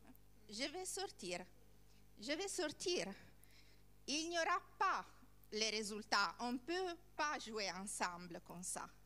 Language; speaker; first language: French; non-native, learner; Italian